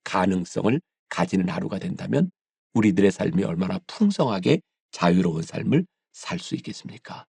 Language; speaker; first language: Korean; native; Korean